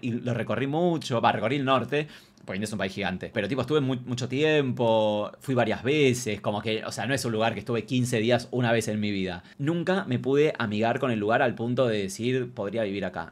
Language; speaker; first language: Spanish; native; Spanish